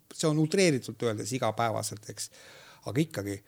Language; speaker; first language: Estonian; native; Estonian